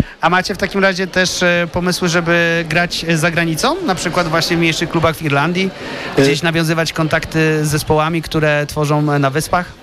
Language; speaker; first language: Polish; native; Polish